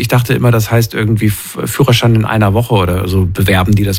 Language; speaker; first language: German; native; German